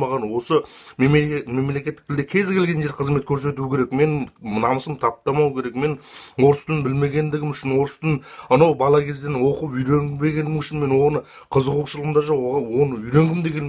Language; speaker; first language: Kazakh; early bilingual, heritage; Kazakh